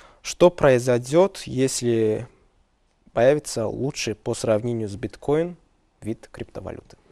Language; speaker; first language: Russian; non-native, local second language; Azerbaijani